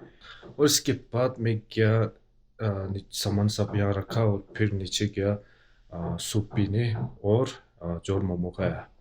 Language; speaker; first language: Hindi; non-native, local second language; Tibetan